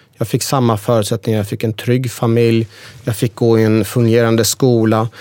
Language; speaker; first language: Swedish; early bilingual, other home language; Persian